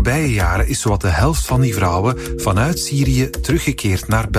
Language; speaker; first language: Dutch; native; Dutch